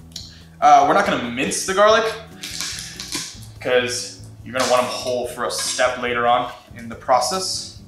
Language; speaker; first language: English; native; English